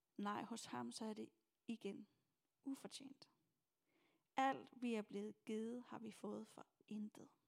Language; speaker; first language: Danish; native; Danish